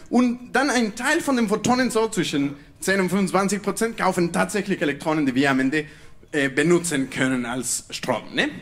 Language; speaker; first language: German; non-native, fluent; Spanish